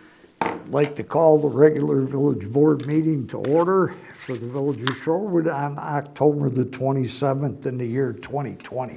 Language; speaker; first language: English; native; English